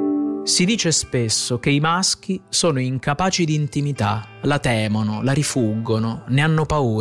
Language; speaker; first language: Italian; native; Italian